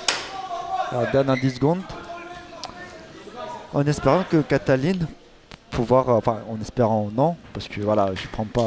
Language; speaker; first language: French; native; French